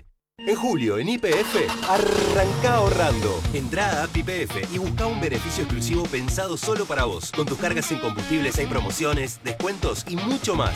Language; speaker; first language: Spanish; native; Spanish